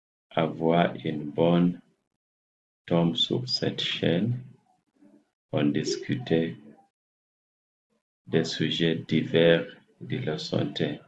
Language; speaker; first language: French; non-native, fluent; English